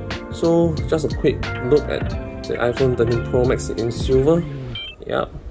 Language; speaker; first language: English; non-native, local second language; Chinese